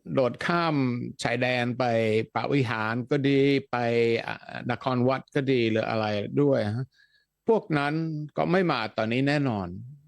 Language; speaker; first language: Thai; non-native, fluent; Dutch